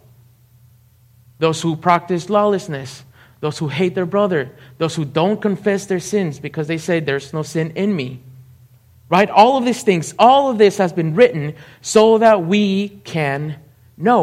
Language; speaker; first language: English; non-native, fluent; Spanish